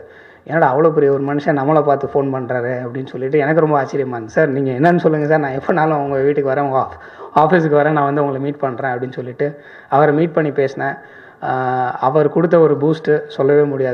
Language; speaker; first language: Tamil; native; Tamil